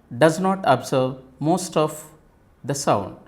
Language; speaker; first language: English; non-native, local second language; Telugu